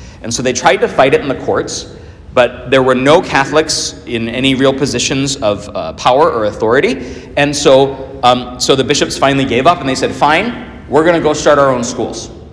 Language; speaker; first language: English; native; English